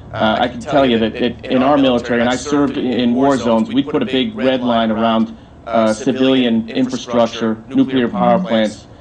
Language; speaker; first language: English; native; English